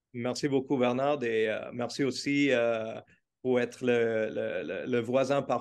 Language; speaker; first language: French; non-native, fluent; Portuguese